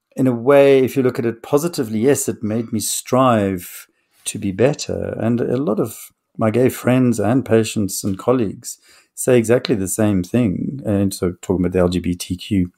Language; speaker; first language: English; native; English